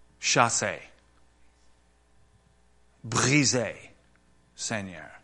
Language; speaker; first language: French; non-native, learner; English